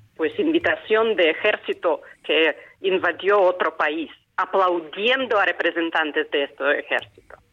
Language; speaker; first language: Spanish; non-native, fluent; Ukrainian